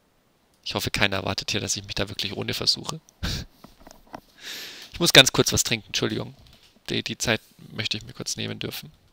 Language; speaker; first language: German; native; German